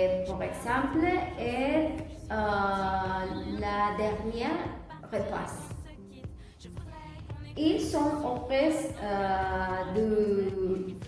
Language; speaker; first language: French; non-native, learner; Spanish